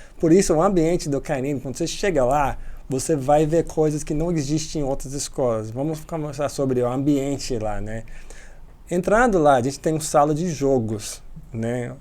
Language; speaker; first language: Portuguese; non-native, fluent; English